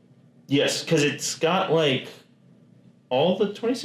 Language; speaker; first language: English; native; English